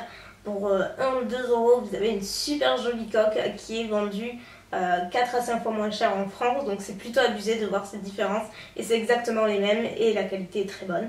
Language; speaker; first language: French; native; French